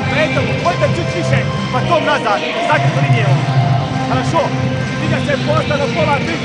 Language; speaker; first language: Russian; non-native, learner; Croatian